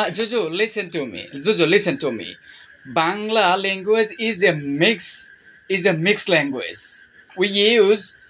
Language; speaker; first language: English; non-native, learner; Bangla